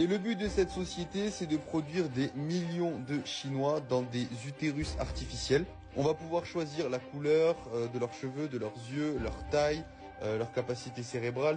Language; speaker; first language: French; native; French